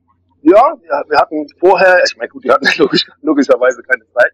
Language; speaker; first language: German; native; German